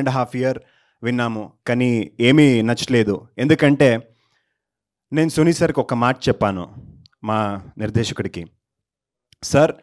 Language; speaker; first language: Telugu; non-native, learner; Kannada